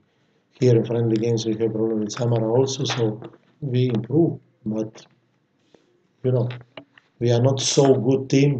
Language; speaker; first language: English; non-native, fluent; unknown